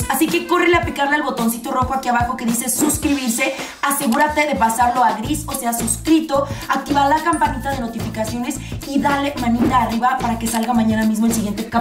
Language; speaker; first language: Spanish; native; Spanish